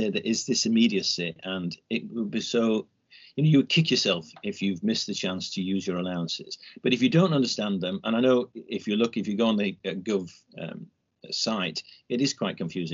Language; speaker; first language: English; native; English